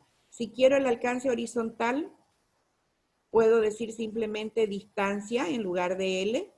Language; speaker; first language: Spanish; native; Spanish